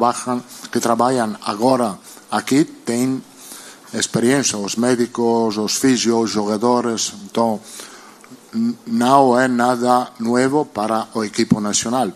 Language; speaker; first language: Portuguese; non-native, learner; Italian